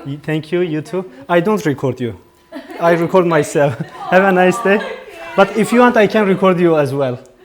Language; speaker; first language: English; non-native, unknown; Turkish